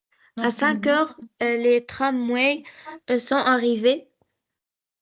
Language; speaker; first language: French; non-native, learner; Arabic